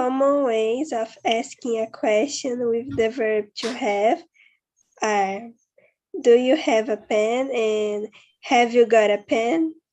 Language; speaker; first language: English; non-native, learner; Portuguese